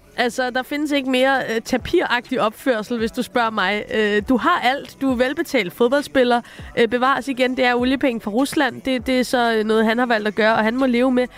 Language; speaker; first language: Danish; native; Danish